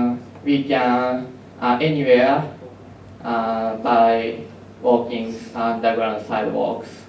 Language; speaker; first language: English; non-native, learner; Japanese